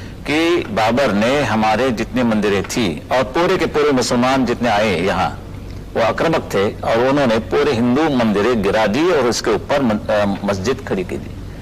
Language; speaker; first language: Hindi; non-native, local second language; Marathi